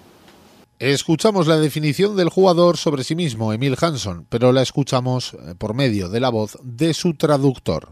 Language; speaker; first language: Spanish; native; Spanish